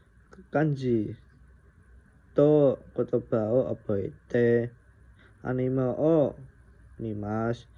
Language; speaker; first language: Japanese; non-native, learner; Indonesian